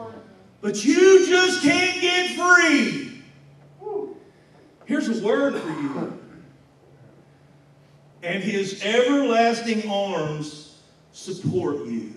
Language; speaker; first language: English; native; English